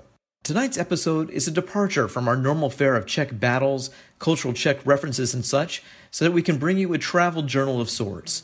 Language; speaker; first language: English; native; English